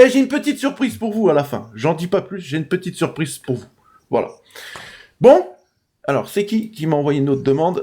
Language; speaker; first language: French; native; French